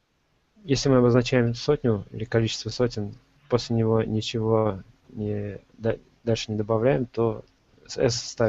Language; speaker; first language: Russian; native; Russian